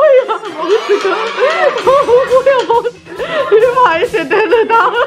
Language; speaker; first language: Finnish; non-native, learner; Chinese